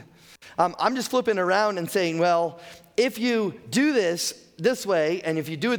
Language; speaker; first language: English; native; English